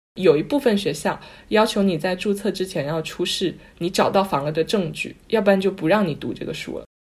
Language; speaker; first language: Chinese; non-native, local second language; Cantonese